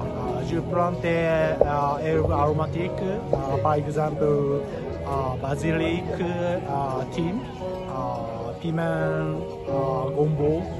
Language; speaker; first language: French; non-native, learner; Japanese